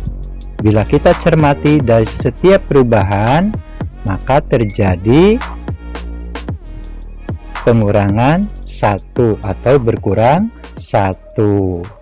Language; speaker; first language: Indonesian; native; Indonesian